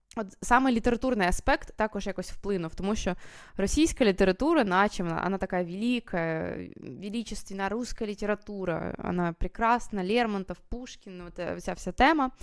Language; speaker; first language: Ukrainian; native; Ukrainian